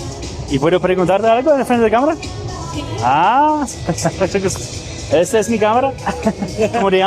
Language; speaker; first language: Spanish; non-native, learner; Polish